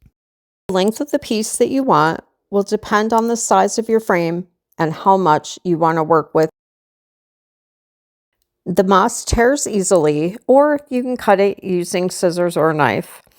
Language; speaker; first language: English; native; English